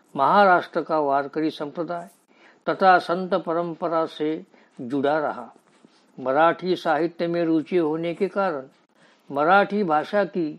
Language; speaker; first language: Hindi; native; Hindi